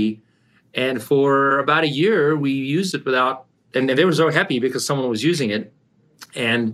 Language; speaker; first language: English; native; English